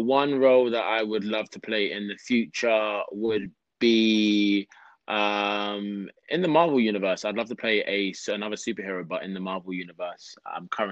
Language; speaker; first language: English; native; English